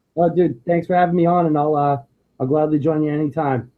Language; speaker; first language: English; native; English